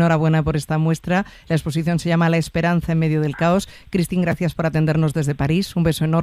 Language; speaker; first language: Spanish; native; Spanish